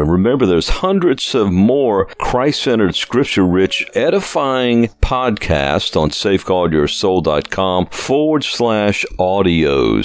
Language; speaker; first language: English; native; English